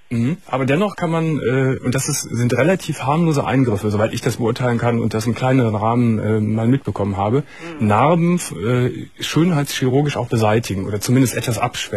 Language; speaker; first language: German; native; German